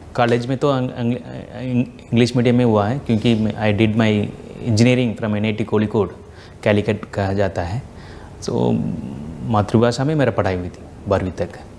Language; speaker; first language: Hindi; non-native, local second language; Tamil